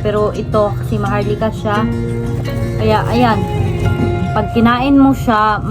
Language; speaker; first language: Filipino; non-native, local second language; Cebuano